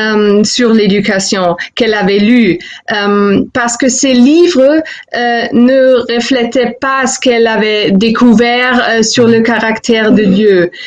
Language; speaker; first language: French; non-native, fluent; German